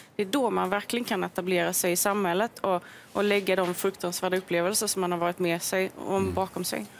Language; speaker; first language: Swedish; native; Swedish